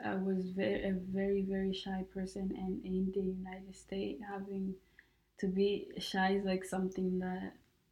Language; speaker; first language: English; non-native, local second language; Kinyarwanda